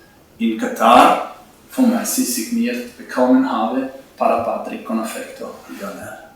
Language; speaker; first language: German; non-native, local second language; Italian